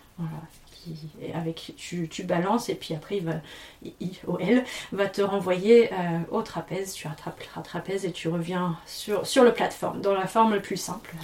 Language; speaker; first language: French; non-native, fluent; English